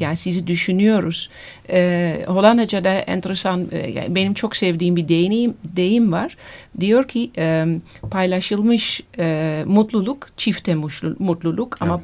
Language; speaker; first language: Turkish; non-native, fluent; Dutch